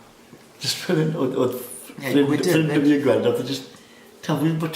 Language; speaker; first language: Welsh; native; Welsh